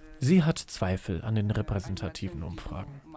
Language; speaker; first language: German; native; German